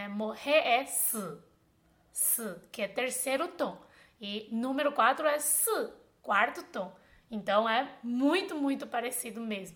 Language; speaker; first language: Portuguese; non-native, fluent; Chinese